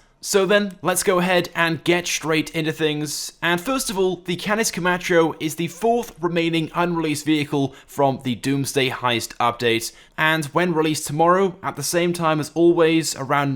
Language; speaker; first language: English; native; English